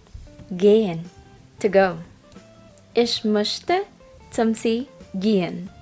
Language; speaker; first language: German; non-native, fluent; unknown